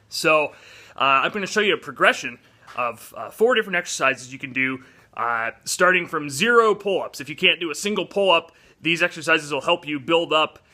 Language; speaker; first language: English; native; English